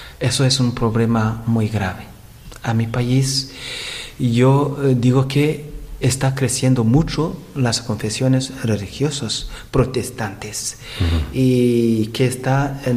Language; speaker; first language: Spanish; non-native, learner; Rundi